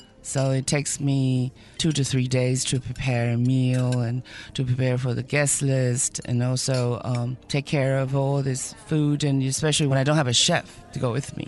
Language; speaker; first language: English; non-native, fluent; Chinese